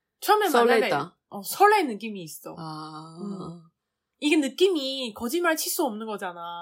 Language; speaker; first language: Korean; non-native, learner; Chinese